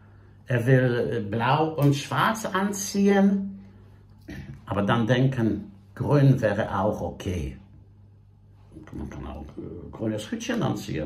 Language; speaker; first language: German; non-native, fluent; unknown